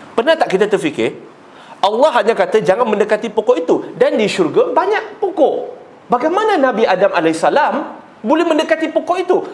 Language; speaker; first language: Malay; non-native, local second language; Chinese